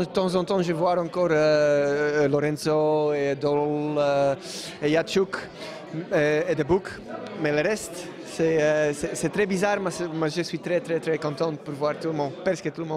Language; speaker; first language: French; non-native, learner; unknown